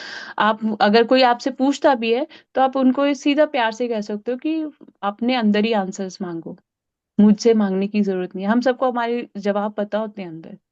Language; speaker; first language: Hindi; native; Hindi